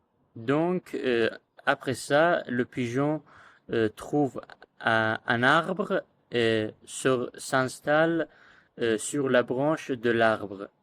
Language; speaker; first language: French; non-native, learner; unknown